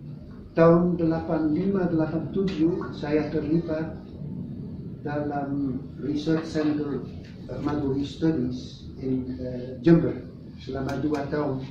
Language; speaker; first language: Indonesian; non-native, fluent; Dutch